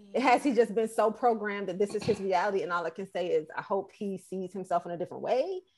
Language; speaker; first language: English; native; English